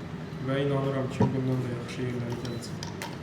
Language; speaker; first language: Azerbaijani; native; Azerbaijani